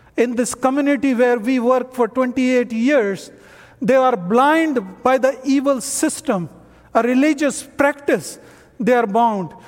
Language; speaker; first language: English; non-native, local second language; Hindi